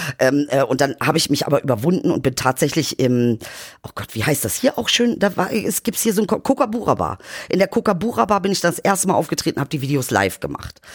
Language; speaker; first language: German; early bilingual, other home language; Turkish